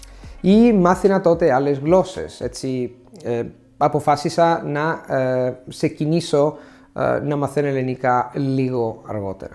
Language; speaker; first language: Greek; non-native, fluent; Italian